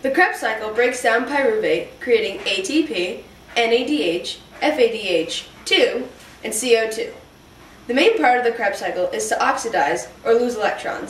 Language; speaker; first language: English; native; English